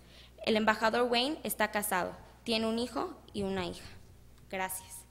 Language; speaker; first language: Spanish; native; Spanish